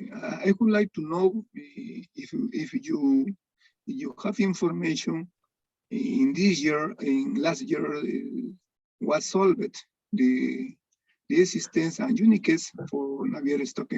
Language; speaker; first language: English; non-native, learner; Spanish